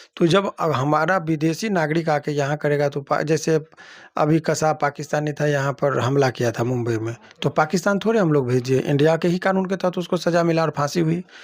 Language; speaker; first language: Hindi; native; Hindi